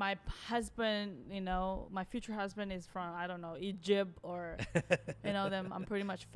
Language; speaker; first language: English; early bilingual, other home language; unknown